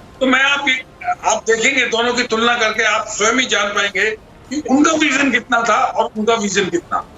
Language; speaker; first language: Hindi; native; Hindi